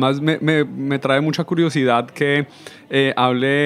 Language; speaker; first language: Spanish; native; Spanish